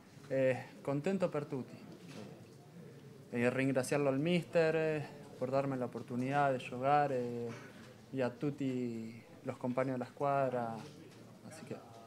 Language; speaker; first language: Italian; non-native, fluent; Spanish